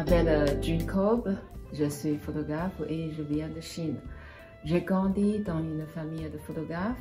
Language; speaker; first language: French; non-native, fluent; Chinese